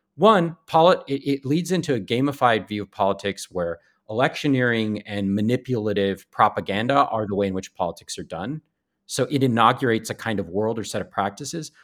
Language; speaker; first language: English; native; English